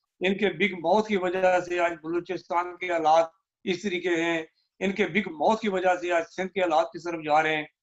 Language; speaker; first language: Urdu; non-native, local second language; Punjabi